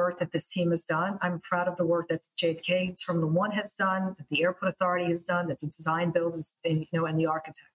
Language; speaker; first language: English; early bilingual, other home language; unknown